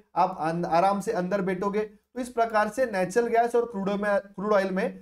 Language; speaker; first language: Hindi; non-native, local second language; Marathi